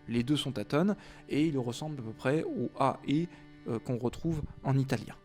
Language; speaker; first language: French; native; French